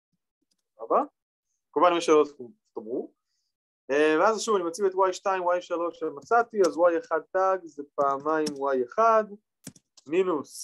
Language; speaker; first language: Hebrew; native; Hebrew